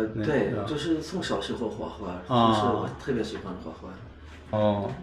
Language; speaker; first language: Chinese; non-native, fluent; Arabic